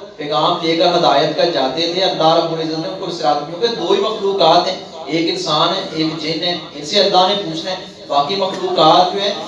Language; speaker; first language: Urdu; non-native, local second language; Punjabi